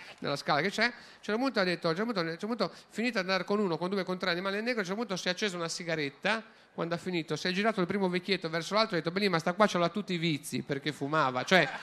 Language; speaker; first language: Italian; native; Italian